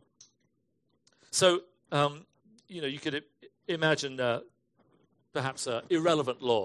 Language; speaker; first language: English; native; English